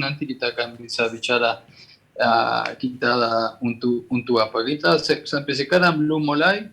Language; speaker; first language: Indonesian; non-native, fluent; Spanish